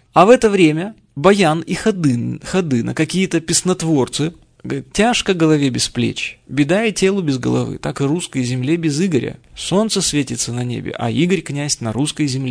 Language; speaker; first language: Russian; native; Russian